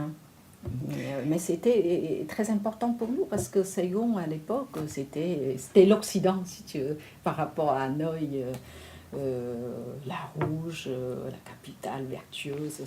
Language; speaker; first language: French; non-native, fluent; Vietnamese